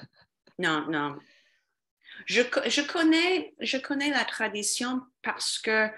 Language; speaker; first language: French; non-native, fluent; English